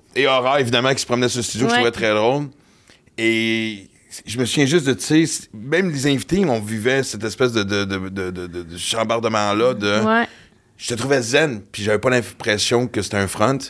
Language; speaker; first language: French; native; French